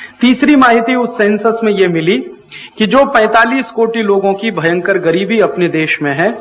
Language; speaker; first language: Hindi; native; Hindi